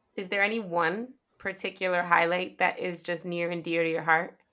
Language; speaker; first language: English; early bilingual, other home language; Spanish